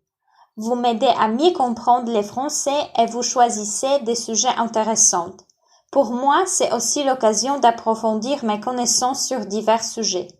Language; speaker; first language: French; non-native, fluent; Polish